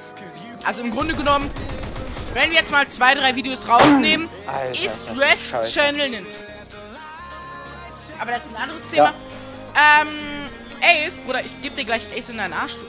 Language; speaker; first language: German; native; German